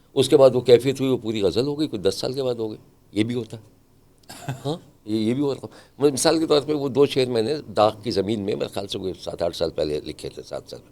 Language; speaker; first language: Urdu; native; Urdu